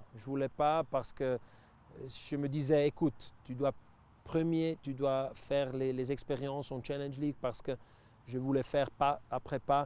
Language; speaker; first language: French; non-native, local second language; Italian